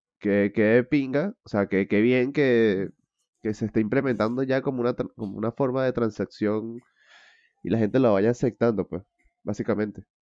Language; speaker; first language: Spanish; native; Spanish